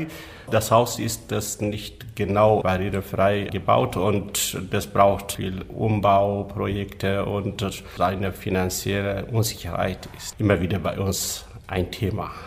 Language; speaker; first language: German; non-native, learner; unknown